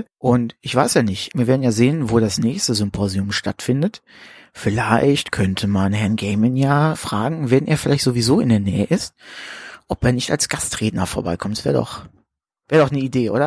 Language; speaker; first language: German; native; German